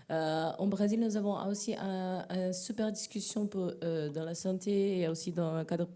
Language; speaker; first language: French; non-native, fluent; Portuguese